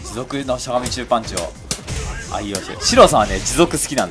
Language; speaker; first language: Japanese; native; Japanese